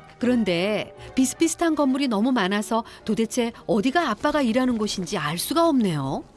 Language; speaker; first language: Korean; native; Korean